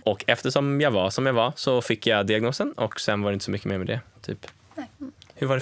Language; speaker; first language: Swedish; native; Swedish